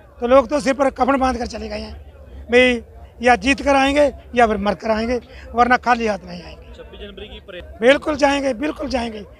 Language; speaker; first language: Hindi; native; Hindi